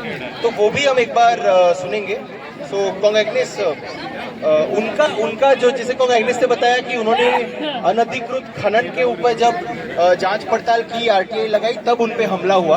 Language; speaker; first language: Hindi; native; Hindi